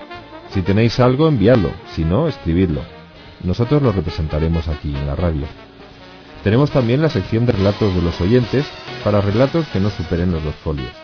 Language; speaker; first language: Spanish; native; Spanish